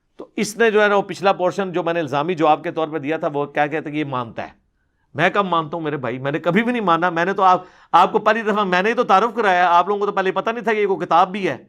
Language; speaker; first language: Urdu; non-native, local second language; Punjabi